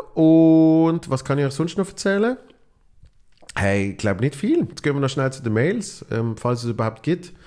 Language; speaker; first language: German; native; German